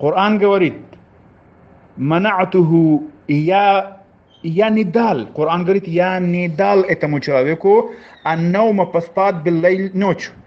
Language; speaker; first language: Russian; non-native, fluent; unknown